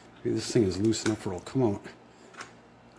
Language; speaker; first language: English; native; English